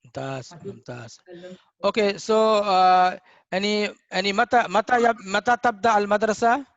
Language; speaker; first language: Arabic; non-native, fluent; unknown